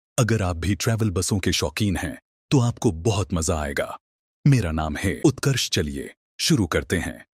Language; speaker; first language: Hindi; non-native, local second language; Marathi